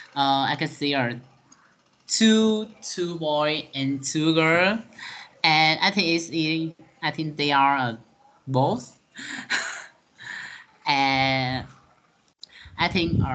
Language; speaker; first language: English; non-native, learner; Vietnamese